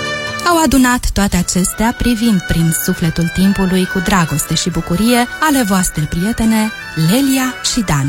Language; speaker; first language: Romanian; native; Romanian